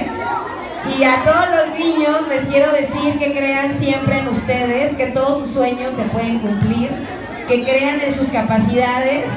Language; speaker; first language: Spanish; native; Spanish